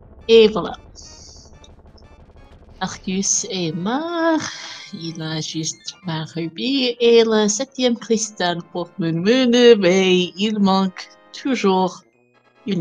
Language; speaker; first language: French; non-native, fluent; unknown